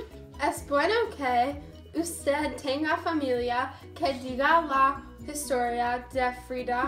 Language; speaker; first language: Spanish; non-native, learner; English